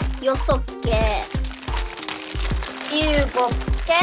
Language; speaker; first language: Korean; non-native, learner; Japanese